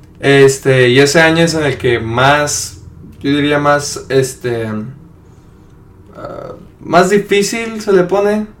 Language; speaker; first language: Spanish; early bilingual, heritage; Spanish